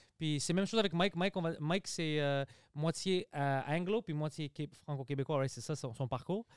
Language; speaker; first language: French; early bilingual, other home language; Greek